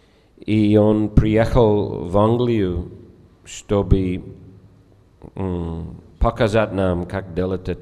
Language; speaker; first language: Russian; non-native, fluent; English